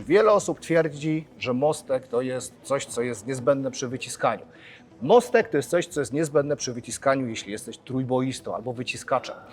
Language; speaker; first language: Polish; native; Polish